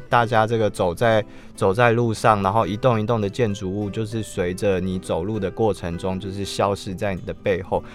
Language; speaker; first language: Chinese; native; Chinese